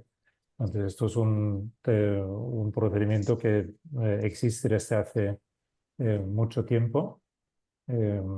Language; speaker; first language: Spanish; non-native, fluent; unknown